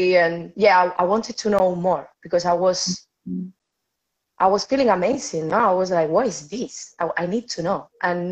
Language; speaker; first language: English; non-native, fluent; Spanish